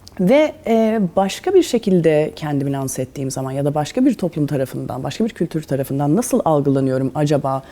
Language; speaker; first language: Turkish; native; Turkish